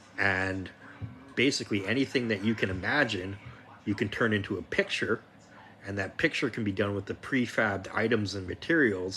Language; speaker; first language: English; native; English